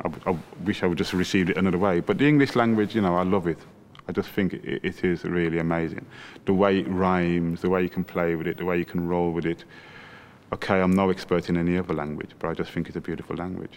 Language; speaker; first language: English; native; English